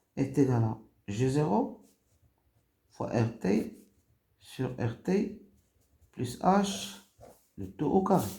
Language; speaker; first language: French; non-native, local second language; Arabic